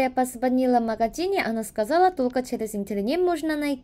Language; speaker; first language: Russian; non-native, learner; Korean